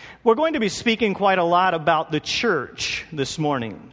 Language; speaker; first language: English; native; English